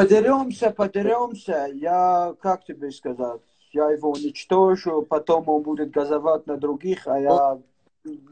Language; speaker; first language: Russian; native; Russian